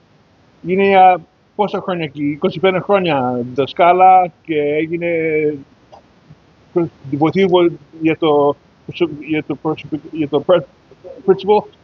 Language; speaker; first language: Greek; early bilingual, heritage; Greek